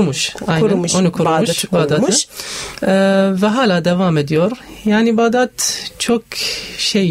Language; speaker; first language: Turkish; non-native, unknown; Arabic